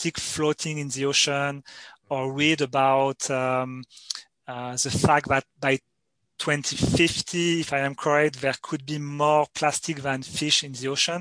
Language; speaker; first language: English; non-native, fluent; French